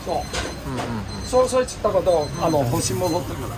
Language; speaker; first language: Japanese; non-native, fluent; Chinese